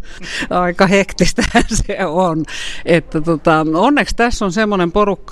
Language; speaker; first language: Finnish; native; Finnish